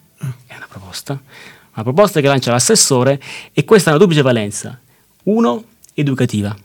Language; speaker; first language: Italian; native; Italian